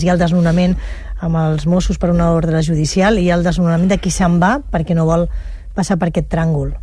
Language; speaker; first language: Catalan; native; Catalan